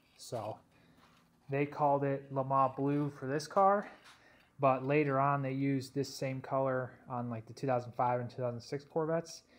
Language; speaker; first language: English; native; English